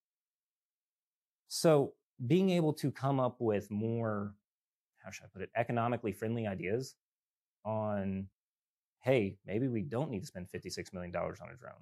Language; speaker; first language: English; native; English